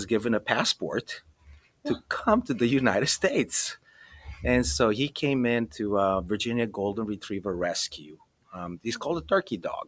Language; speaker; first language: English; early bilingual, other home language; Romanian